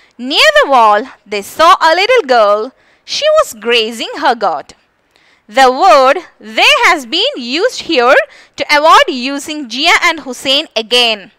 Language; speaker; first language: English; non-native, local second language; Malayalam